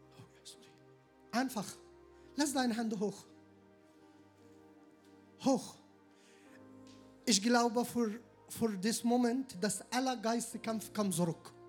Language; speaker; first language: German; non-native, learner; Arabic